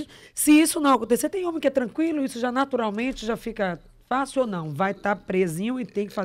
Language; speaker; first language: Portuguese; native; Portuguese